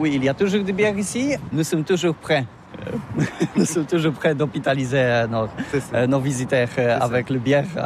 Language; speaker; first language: French; non-native, learner; Polish